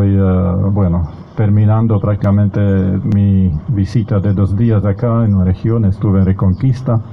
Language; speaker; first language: Spanish; non-native, fluent; Slovak